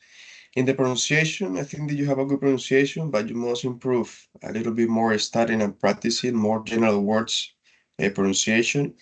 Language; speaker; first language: English; non-native, fluent; Spanish